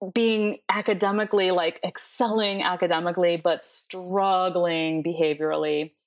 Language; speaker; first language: English; early bilingual, other home language; Spanish